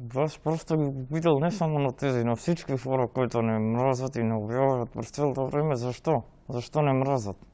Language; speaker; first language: Bulgarian; early bilingual, heritage; Macedonian